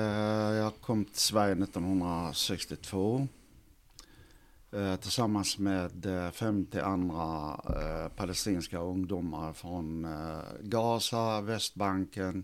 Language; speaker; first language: Swedish; non-native, fluent; Arabic